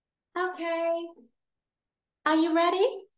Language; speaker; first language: English; non-native, learner; Vietnamese